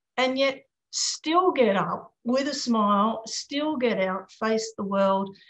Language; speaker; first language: English; native; English